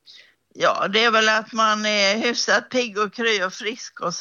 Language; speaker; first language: Swedish; native; Swedish